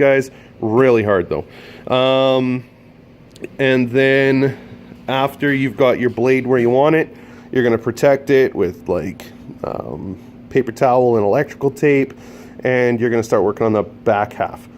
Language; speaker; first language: English; native; English